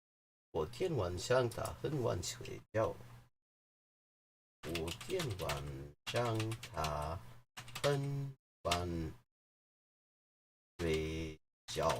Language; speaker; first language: Chinese; non-native, learner; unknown